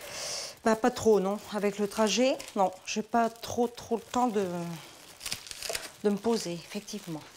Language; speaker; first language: French; native; French